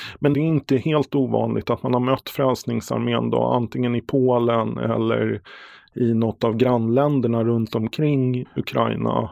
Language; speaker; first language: Swedish; native; Swedish